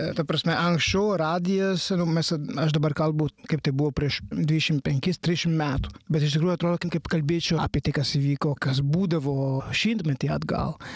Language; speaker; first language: Lithuanian; non-native, fluent; Italian